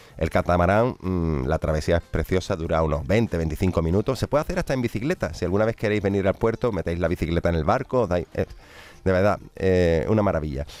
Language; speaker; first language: Spanish; native; Spanish